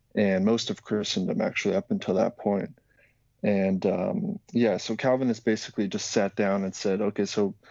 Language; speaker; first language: English; non-native, fluent; Slovak